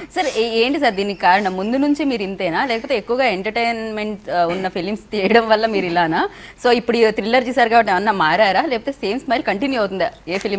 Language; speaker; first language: Telugu; native; Telugu